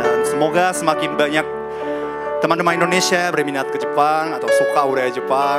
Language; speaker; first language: Indonesian; non-native, fluent; Japanese